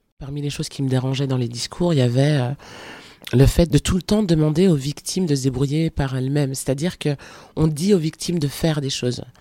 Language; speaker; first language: French; early bilingual, other home language; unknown